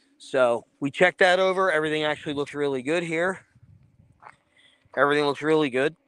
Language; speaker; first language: English; native; English